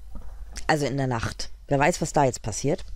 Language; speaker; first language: German; native; German